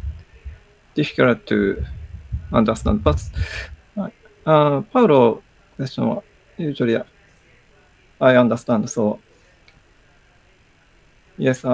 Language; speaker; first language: English; non-native, learner; Japanese